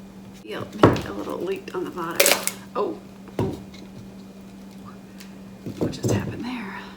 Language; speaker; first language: English; native; English